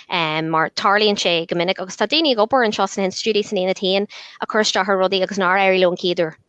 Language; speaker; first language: Irish; non-native, local second language; English